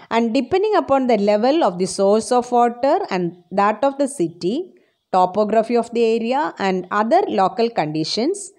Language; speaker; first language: English; non-native, local second language; Malayalam